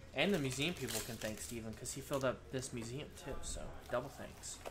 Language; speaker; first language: English; native; English